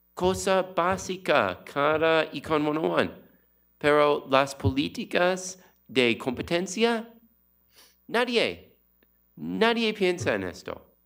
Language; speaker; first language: Spanish; non-native, learner; English